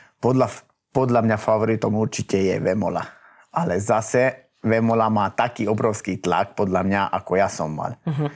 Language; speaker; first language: Slovak; native; Slovak